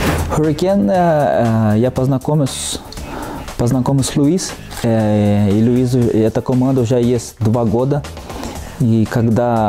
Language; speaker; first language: Russian; non-native, fluent; Portuguese